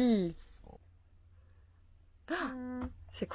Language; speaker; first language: French; native; French